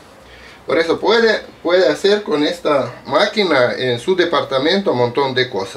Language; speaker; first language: Spanish; non-native, learner; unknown